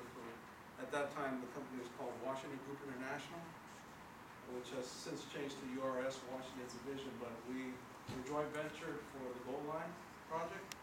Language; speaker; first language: English; native; English